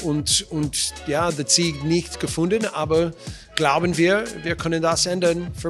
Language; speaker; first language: German; non-native, learner; English